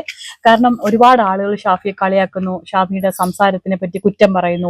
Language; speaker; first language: Malayalam; native; Malayalam